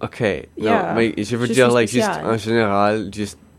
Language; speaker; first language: French; non-native, local second language; English